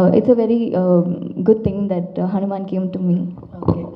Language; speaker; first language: Kannada; non-native, local second language; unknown